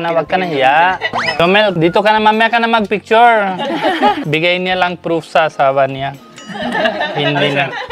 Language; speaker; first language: Filipino; non-native, learner; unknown